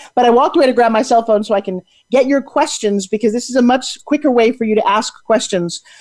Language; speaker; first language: English; native; English